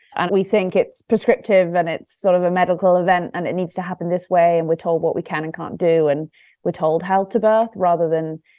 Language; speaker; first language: English; native; English